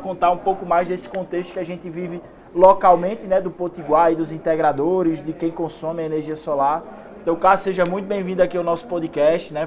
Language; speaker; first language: Portuguese; native; Portuguese